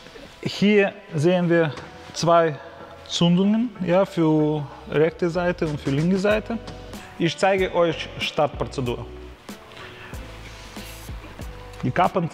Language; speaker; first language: German; non-native, fluent; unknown